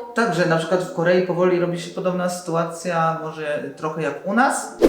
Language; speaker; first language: Polish; native; Polish